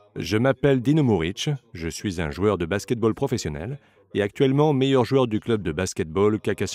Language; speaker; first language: French; non-native, fluent; Slovenian